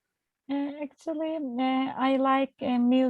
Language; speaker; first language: English; non-native, learner; Turkish